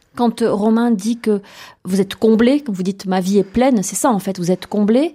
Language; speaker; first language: French; native; French